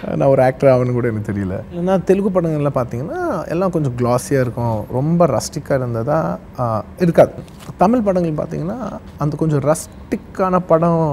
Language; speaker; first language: Tamil; non-native, local second language; Telugu